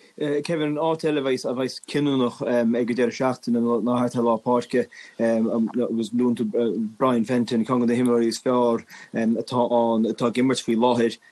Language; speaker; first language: Irish; native; Irish